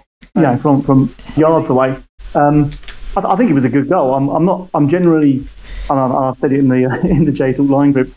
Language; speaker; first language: English; native; English